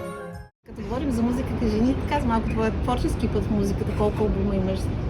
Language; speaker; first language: Bulgarian; native; Bulgarian